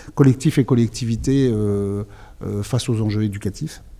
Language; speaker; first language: French; native; French